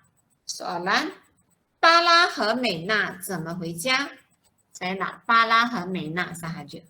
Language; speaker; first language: Chinese; non-native, fluent; Malay